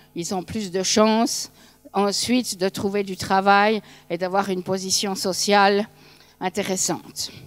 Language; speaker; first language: French; native; French